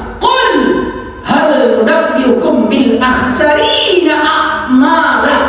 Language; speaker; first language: Malay; non-native, local second language; Minangkabau